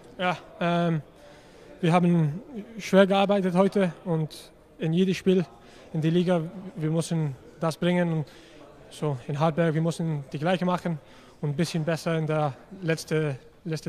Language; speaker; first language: German; non-native, learner; English